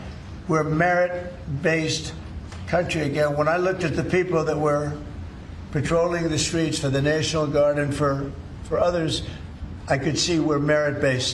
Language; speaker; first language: English; native; English